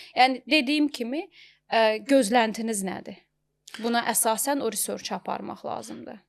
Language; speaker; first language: Azerbaijani; native; Azerbaijani